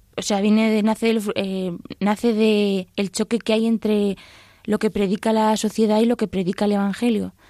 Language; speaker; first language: Spanish; native; Spanish